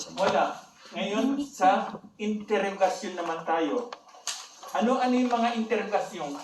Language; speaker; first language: Filipino; native; Filipino